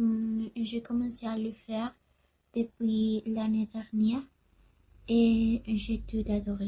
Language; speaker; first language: French; non-native, learner; Spanish